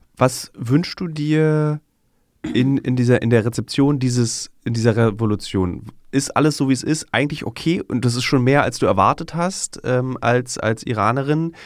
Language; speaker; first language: German; native; German